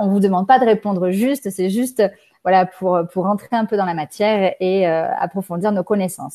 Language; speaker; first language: French; native; French